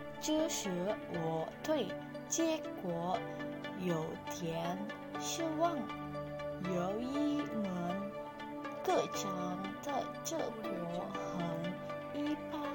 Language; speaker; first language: Chinese; non-native, learner; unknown